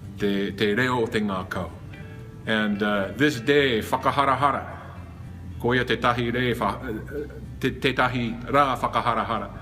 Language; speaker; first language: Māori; non-native, fluent; English